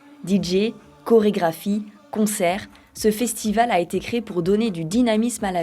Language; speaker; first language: French; native; French